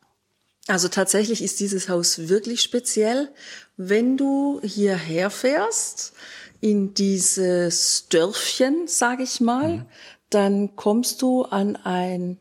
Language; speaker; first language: German; native; German